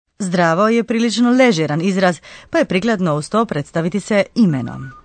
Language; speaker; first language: Croatian; native; Croatian